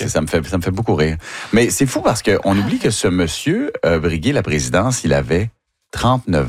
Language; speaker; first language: French; native; French